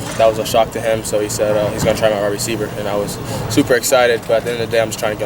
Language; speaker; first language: English; native; English